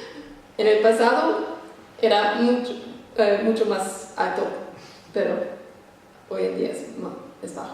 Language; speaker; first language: Spanish; non-native, fluent; English